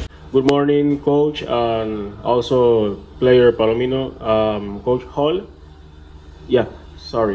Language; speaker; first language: English; non-native, fluent; Spanish